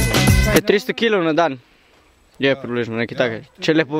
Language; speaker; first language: Slovenian; native; Slovenian